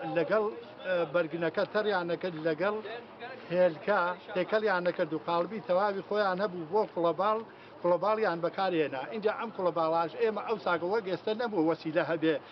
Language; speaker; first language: Central Kurdish; non-native, local second language; Gurani